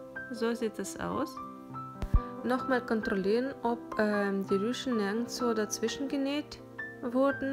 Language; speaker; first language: German; non-native, fluent; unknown